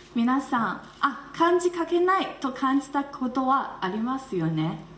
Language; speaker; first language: Japanese; non-native, fluent; Chinese